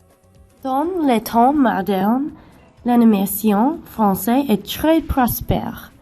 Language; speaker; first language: French; non-native, learner; English